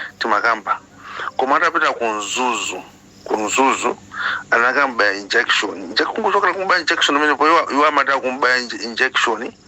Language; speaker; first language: Nyanja; non-native, local second language; Tumbuka